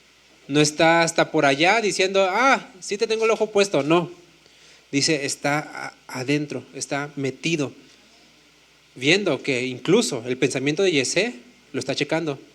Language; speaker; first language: Spanish; native; Spanish